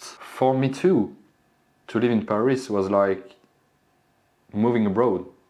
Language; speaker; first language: English; non-native, learner; French